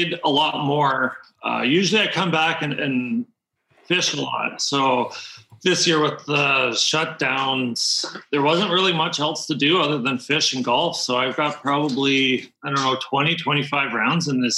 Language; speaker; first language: English; native; English